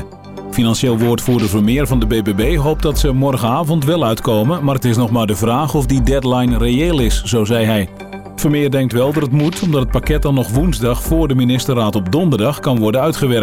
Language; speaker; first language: Dutch; native; Dutch